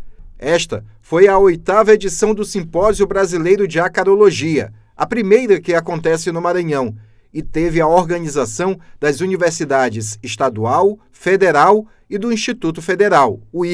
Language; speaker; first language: Portuguese; native; Portuguese